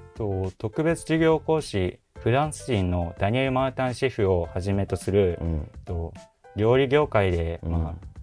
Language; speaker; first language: Japanese; native; Japanese